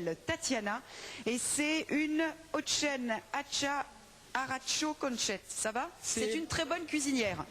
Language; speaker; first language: French; native; French